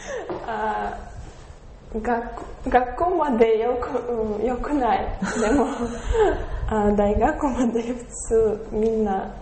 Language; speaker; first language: Japanese; non-native, learner; Russian